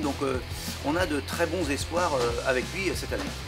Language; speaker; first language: French; native; French